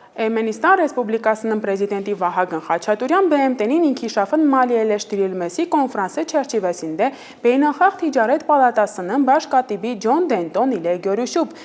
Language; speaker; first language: Azerbaijani; non-native, fluent; Armenian